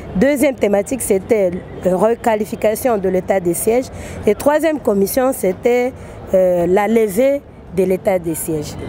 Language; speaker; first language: French; non-native, local second language; Swahili